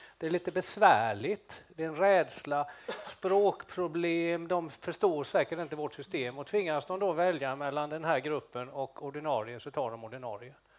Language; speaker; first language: Swedish; native; Swedish